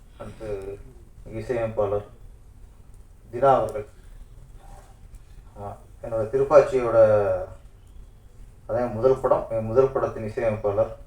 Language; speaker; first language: Tamil; native; Tamil